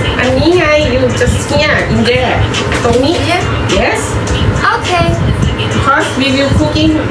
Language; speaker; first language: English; non-native, learner; Thai